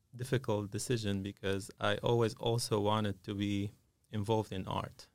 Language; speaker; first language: English; non-native, fluent; Arabic